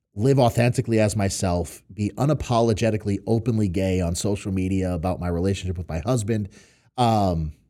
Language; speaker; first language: English; native; English